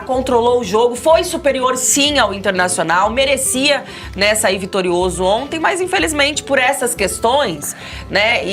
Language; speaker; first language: Portuguese; native; Portuguese